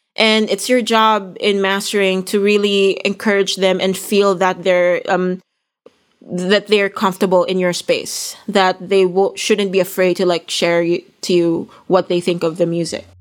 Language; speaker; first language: English; non-native, local second language; Filipino